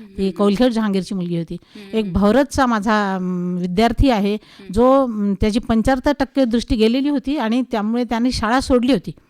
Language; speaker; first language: Marathi; non-native, local second language; Hindi